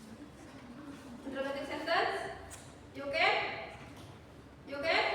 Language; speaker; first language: English; non-native, learner; Indonesian